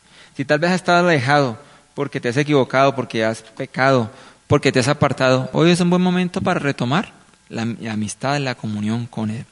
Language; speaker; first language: Spanish; native; Spanish